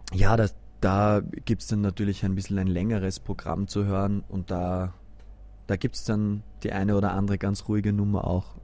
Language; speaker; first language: German; native; German